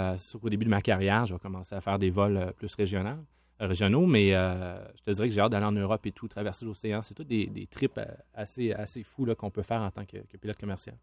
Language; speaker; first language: French; native; French